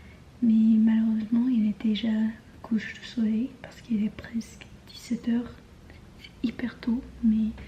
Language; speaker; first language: French; non-native, learner; English